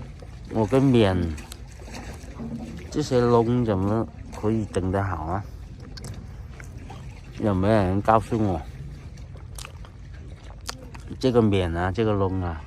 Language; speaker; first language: Chinese; non-native, local second language; Cantonese